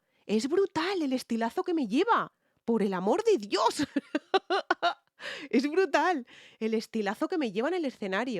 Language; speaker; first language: Spanish; native; Spanish